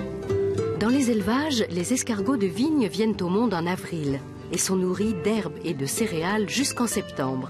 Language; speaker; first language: French; native; French